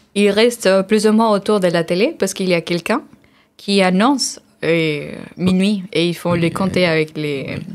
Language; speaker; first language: French; non-native, fluent; Spanish